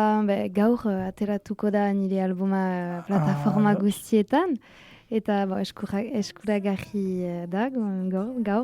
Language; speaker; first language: Basque; non-native, local second language; French